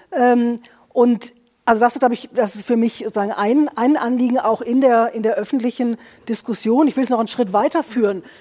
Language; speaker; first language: German; native; German